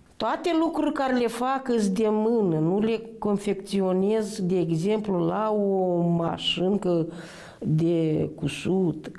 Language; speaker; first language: Romanian; non-native, local second language; Romany